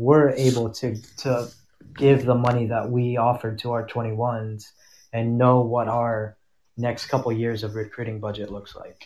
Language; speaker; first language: English; native; English